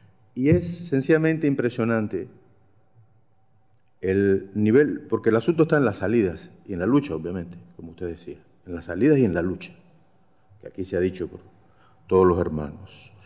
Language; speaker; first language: Spanish; native; Spanish